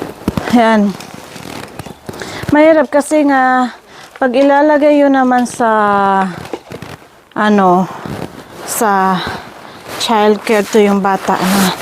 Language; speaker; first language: Filipino; native; Filipino